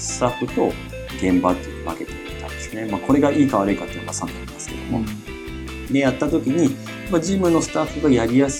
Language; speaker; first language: Japanese; native; Japanese